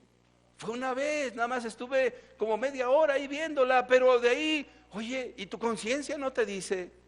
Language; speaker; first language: Spanish; native; Spanish